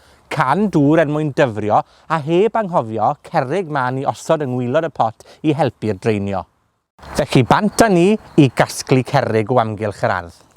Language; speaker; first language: Welsh; native; Welsh